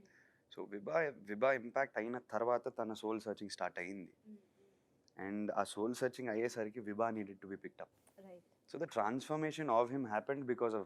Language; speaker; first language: Telugu; native; Telugu